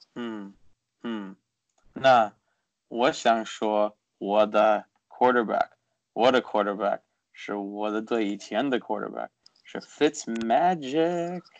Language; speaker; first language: Chinese; early bilingual, heritage; Chinese